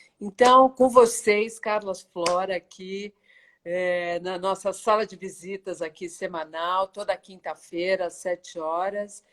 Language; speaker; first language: Portuguese; native; Portuguese